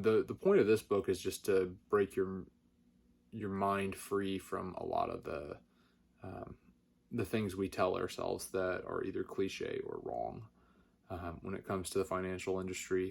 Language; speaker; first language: English; native; English